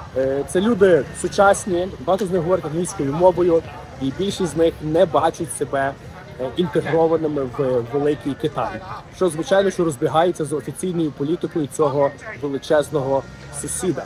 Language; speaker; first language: Ukrainian; native; Ukrainian